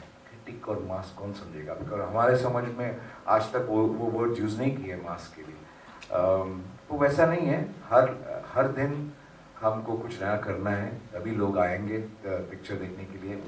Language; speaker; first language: Hindi; non-native, local second language; Tamil